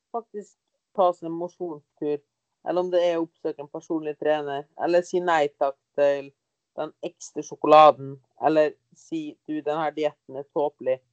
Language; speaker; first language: Norwegian; early bilingual, other home language; German